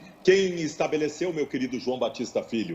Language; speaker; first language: Portuguese; native; Portuguese